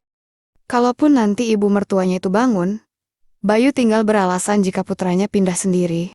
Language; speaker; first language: Indonesian; native; Indonesian